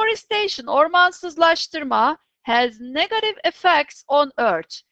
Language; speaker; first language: English; non-native, fluent; Turkish